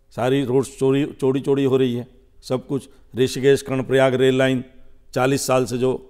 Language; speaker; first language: Hindi; native; Hindi